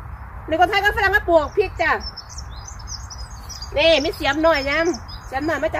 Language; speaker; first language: Thai; native; Thai